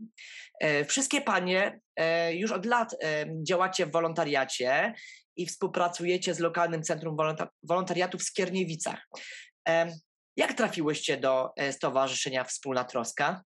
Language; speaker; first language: Polish; native; Polish